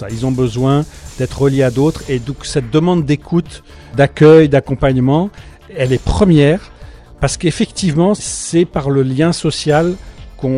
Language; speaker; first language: French; native; French